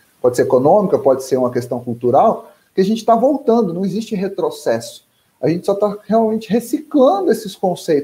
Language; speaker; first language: Portuguese; native; Portuguese